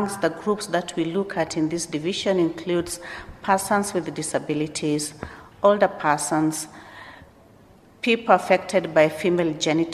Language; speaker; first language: English; non-native, local second language; Luo (Kenya and Tanzania)